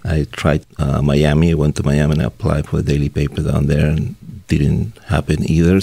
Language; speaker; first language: English; non-native, fluent; Spanish